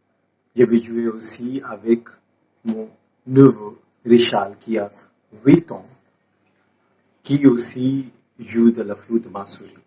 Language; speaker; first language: French; non-native, fluent; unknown